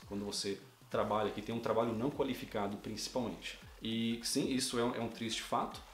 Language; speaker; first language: Portuguese; native; Portuguese